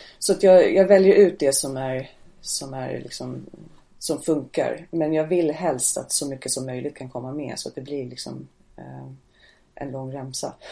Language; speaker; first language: Swedish; non-native, fluent; English